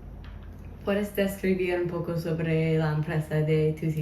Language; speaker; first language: Spanish; non-native, learner; English